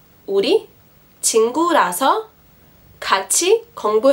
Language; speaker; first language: Korean; non-native, fluent; English